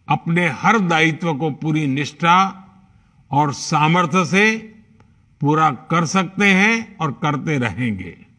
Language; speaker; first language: Hindi; non-native, local second language; Gujarati